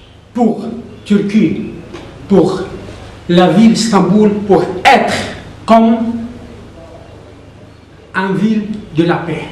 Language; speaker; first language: French; non-native, learner; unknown